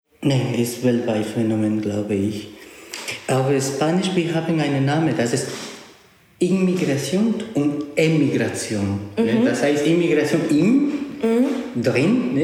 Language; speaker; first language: German; non-native, learner; Spanish